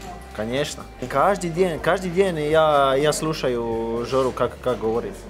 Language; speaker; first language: Russian; non-native, learner; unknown